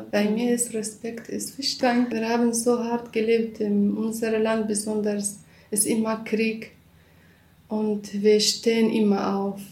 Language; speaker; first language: German; non-native, learner; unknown